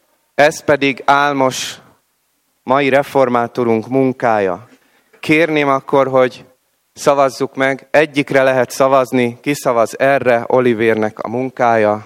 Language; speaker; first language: Hungarian; native; Hungarian